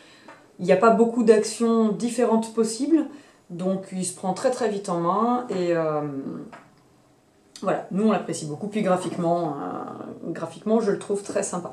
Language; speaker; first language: French; native; French